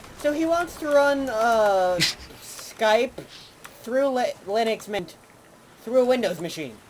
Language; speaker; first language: English; native; English